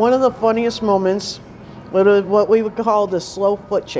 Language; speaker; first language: English; native; English